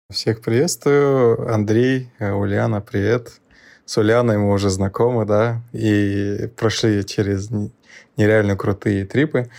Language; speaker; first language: Russian; non-native, local second language; Lezghian